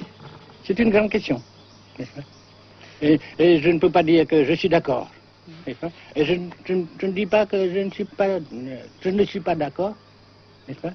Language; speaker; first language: French; non-native, local second language; Vietnamese